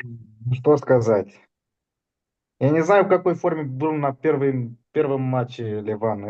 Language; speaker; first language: Russian; non-native, fluent; Romanian